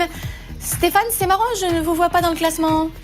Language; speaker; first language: French; native; French